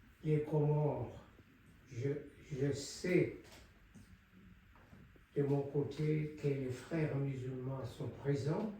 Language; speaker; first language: French; non-native, local second language; Comorian